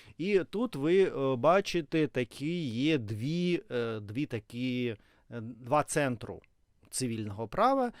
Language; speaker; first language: Ukrainian; non-native, local second language; Russian